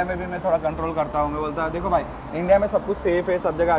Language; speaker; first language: Hindi; native; Hindi